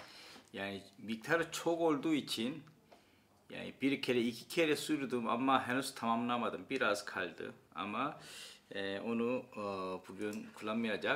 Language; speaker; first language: Turkish; non-native, fluent; Korean